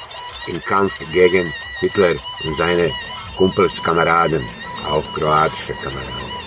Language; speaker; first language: German; non-native, learner; Croatian